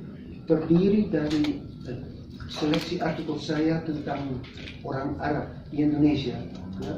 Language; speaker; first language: Indonesian; non-native, fluent; Dutch